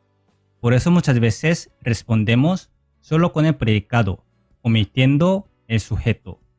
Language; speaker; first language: Spanish; non-native, fluent; Korean